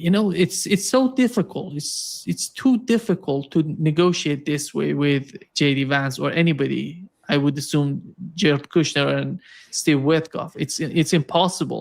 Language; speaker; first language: English; non-native, fluent; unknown